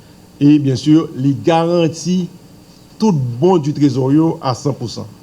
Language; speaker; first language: French; non-native, local second language; Haitian Creole